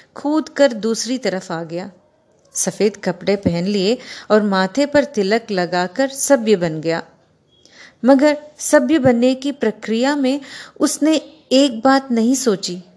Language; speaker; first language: Hindi; non-native, local second language; Kannada